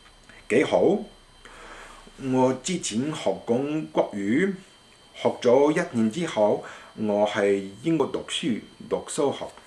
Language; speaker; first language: Chinese; non-native, fluent; French